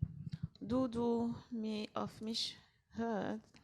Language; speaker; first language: German; non-native, fluent; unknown